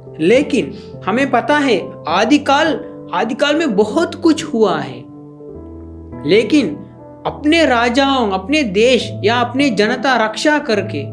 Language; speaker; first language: Hindi; non-native, fluent; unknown